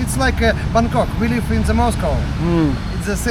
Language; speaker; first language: English; non-native, learner; Russian